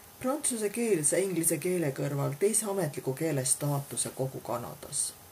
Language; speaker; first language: Estonian; native; Estonian